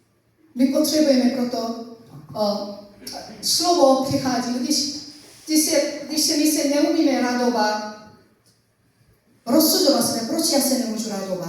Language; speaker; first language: Czech; non-native, learner; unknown